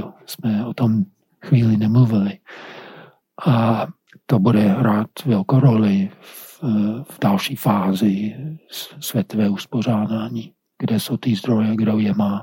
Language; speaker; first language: Czech; non-native, fluent; English